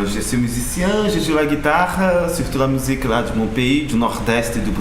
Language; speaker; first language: French; non-native, learner; Portuguese